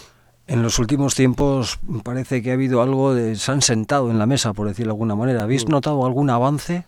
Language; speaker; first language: Spanish; native; Spanish